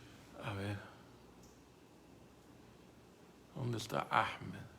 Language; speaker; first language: Spanish; native; Spanish